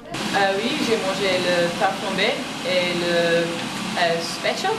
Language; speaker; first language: French; non-native, learner; English